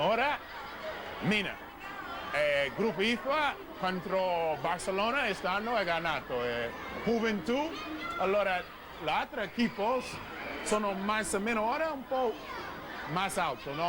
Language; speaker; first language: Spanish; non-native, learner; English